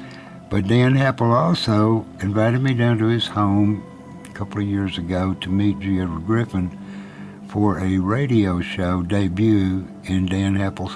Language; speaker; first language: English; native; English